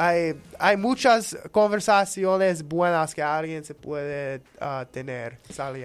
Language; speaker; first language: Spanish; non-native, learner; English